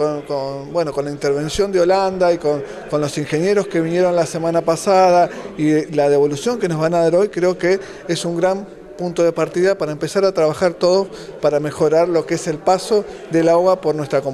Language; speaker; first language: Spanish; native; Spanish